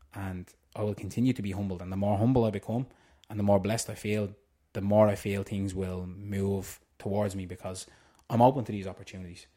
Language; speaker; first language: English; native; English